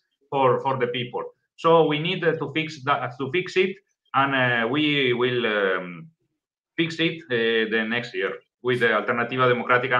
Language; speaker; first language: English; non-native, learner; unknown